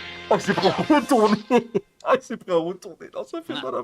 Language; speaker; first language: French; native; French